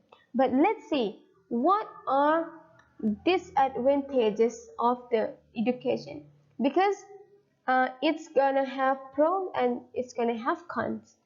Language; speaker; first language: English; non-native, fluent; Thai